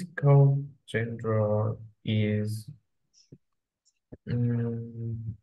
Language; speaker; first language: English; non-native, learner; Vietnamese